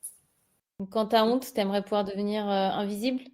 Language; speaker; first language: French; native; French